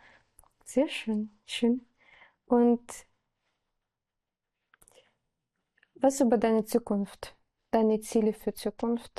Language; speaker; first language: German; non-native, learner; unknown